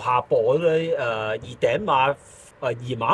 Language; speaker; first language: Danish; non-native, learner; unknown